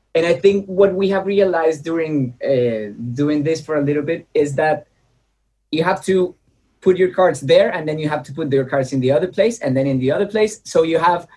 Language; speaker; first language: English; non-native, fluent; Spanish